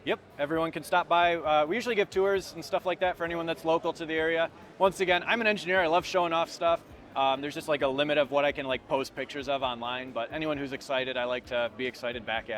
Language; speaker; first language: English; native; English